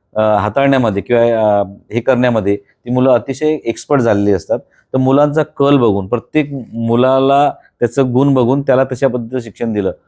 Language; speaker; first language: Marathi; non-native, local second language; Bhili